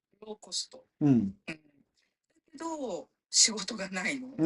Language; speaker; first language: Japanese; non-native, fluent; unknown